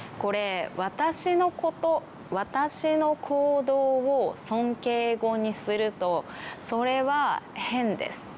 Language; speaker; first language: Japanese; native; Japanese